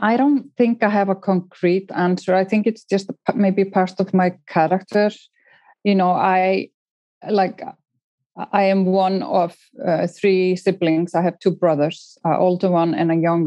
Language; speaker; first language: English; non-native, fluent; Icelandic